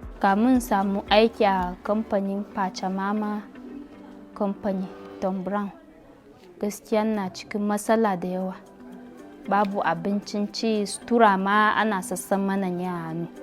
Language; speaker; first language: Hausa; non-native, local second language; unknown